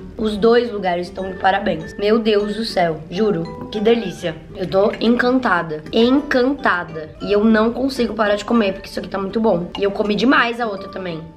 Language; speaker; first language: Portuguese; native; Portuguese